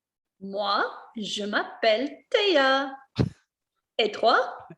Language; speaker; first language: French; non-native, fluent; English